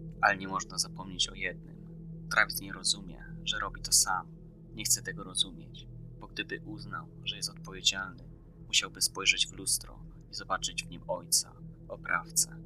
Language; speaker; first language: Polish; native; Polish